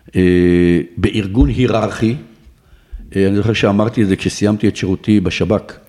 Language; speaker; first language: Hebrew; native; Hebrew